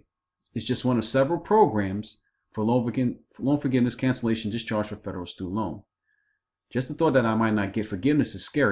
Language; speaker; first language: English; native; English